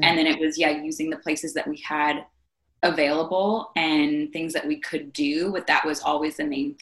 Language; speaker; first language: English; native; English